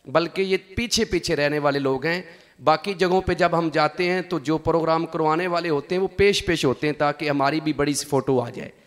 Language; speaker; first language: Urdu; non-native, local second language; Punjabi